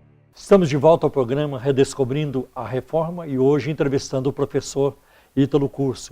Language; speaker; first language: Portuguese; native; Portuguese